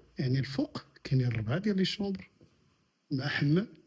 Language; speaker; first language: Arabic; native; Arabic